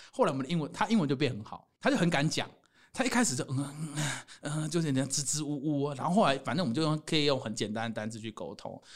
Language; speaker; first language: Chinese; native; Chinese